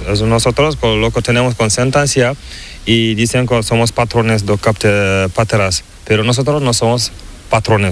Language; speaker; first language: Spanish; non-native, learner; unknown